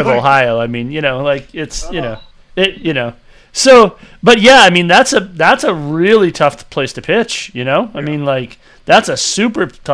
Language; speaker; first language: English; native; English